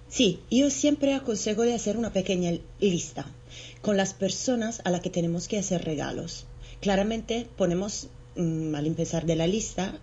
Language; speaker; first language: Spanish; non-native, fluent; Italian